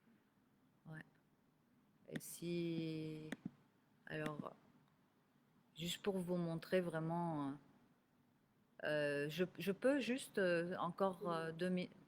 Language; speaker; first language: French; non-native, local second language; Arabic